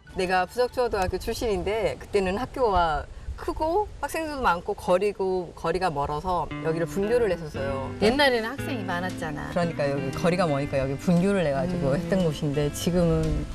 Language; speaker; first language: Korean; native; Korean